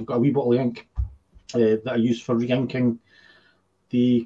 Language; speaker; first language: English; native; English